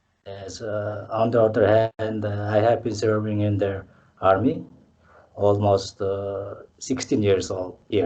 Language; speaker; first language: English; non-native, learner; Mongolian